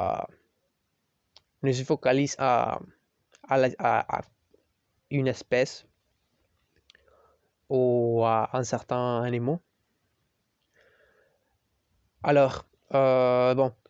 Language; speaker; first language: French; non-native, learner; Spanish